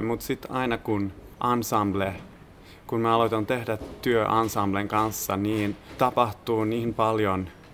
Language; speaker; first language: Finnish; non-native, fluent; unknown